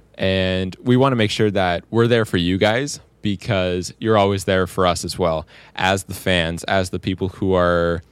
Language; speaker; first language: English; native; English